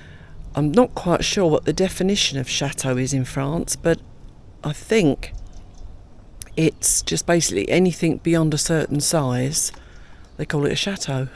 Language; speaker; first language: English; native; English